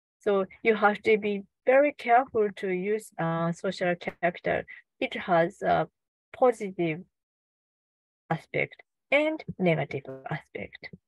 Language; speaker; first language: English; non-native, learner; Japanese